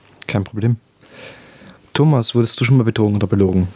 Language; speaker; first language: German; native; German